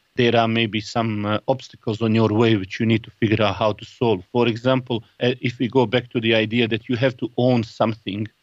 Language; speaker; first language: English; non-native, fluent; Bosnian